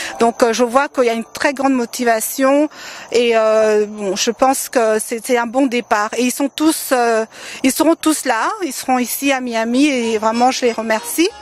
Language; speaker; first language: French; non-native, local second language; Lingala